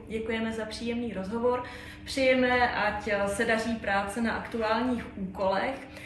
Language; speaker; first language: Czech; native; Czech